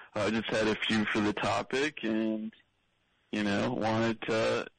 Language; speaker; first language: English; native; English